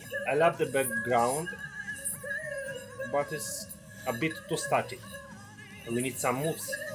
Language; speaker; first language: English; non-native, fluent; Romanian